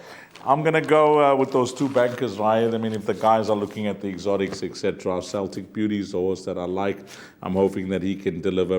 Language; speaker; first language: English; native; English